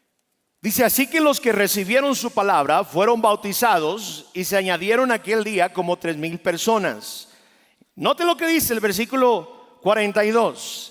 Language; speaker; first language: Spanish; native; Spanish